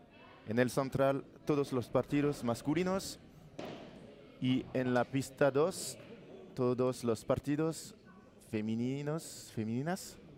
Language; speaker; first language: Spanish; non-native, learner; French